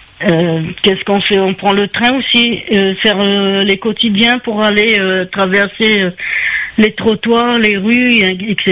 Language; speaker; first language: French; native; French